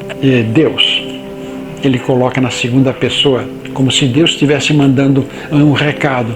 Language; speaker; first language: Portuguese; native; Portuguese